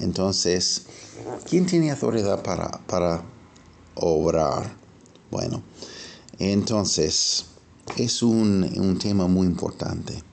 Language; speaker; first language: Spanish; non-native, fluent; English